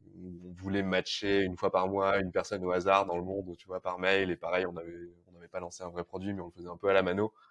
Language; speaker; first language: French; native; French